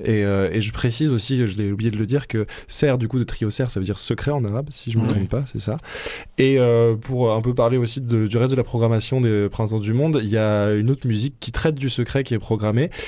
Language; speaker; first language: French; native; French